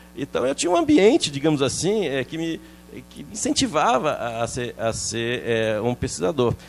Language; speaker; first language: Portuguese; early bilingual, other home language; French